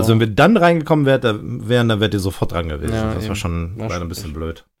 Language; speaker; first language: German; native; German